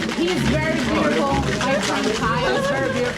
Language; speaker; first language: English; non-native, learner; Thai